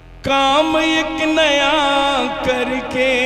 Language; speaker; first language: Urdu; native; Urdu